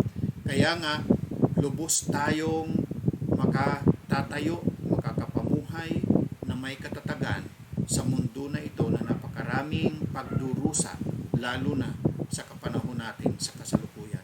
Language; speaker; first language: Filipino; native; Filipino